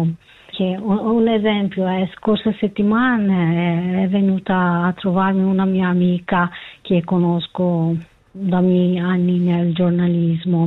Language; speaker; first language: Italian; non-native, learner; Kurdish